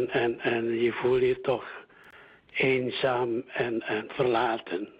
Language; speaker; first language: Dutch; early bilingual, other home language; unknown